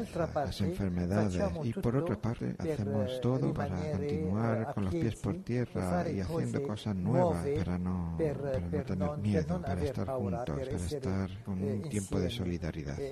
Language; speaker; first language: Spanish; non-native, fluent; Arabic